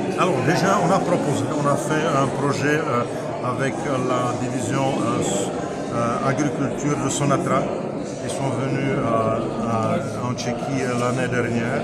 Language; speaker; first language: French; non-native, fluent; Czech